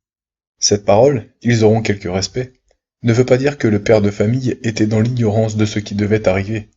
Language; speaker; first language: French; native; French